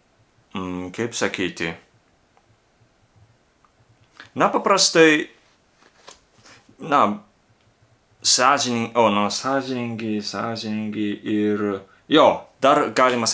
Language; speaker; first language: Lithuanian; non-native, learner; Japanese